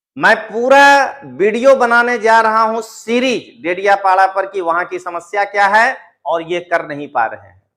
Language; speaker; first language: Hindi; non-native, local second language; Gujarati